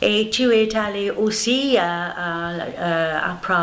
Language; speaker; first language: French; non-native, learner; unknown